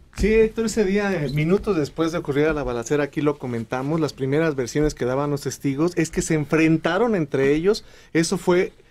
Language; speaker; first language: Spanish; native; Spanish